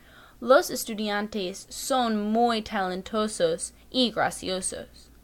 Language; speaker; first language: Spanish; non-native, learner; English